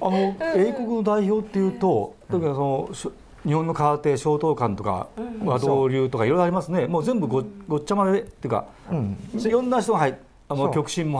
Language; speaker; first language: Japanese; native; Japanese